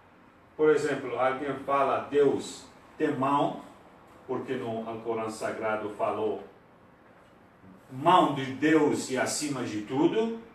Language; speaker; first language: Portuguese; non-native, learner; Persian